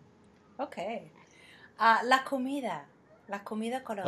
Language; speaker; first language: Spanish; non-native, fluent; English